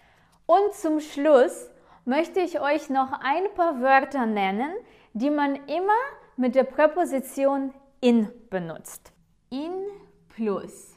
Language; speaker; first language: German; non-native, fluent; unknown